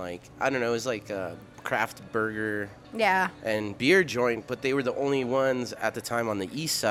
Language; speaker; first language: English; early bilingual, other home language; Spanish